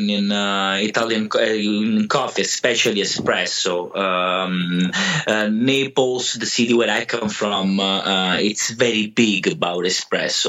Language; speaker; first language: English; non-native, fluent; Italian